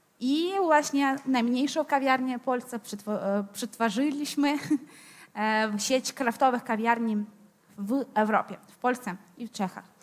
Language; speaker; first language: Polish; non-native, fluent; Ukrainian